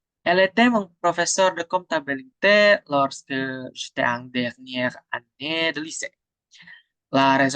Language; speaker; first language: French; non-native, learner; Indonesian